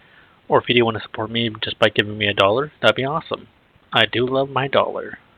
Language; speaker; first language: English; native; English